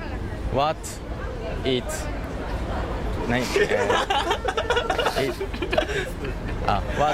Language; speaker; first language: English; non-native, learner; Japanese